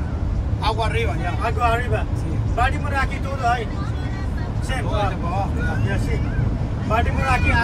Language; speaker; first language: Spanish; non-native, learner; Nepali